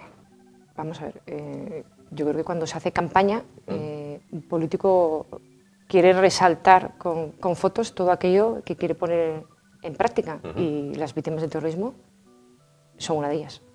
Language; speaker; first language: Spanish; native; Spanish